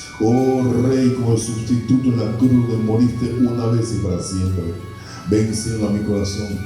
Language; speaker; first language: Spanish; native; Spanish